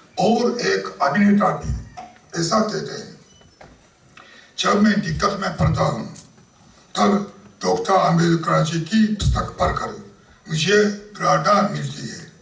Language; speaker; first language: Hindi; non-native, fluent; Japanese